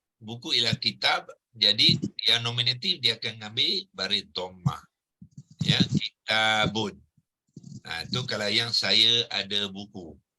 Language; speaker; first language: Malay; native; Malay